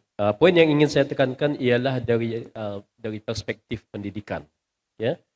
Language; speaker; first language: Malay; native; Malay